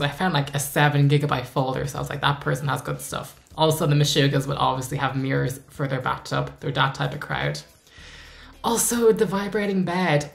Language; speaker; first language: English; native; English